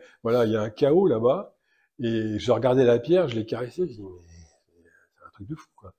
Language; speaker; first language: French; native; French